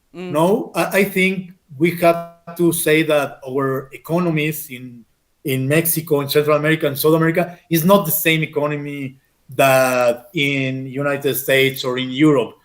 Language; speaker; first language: English; non-native, fluent; Spanish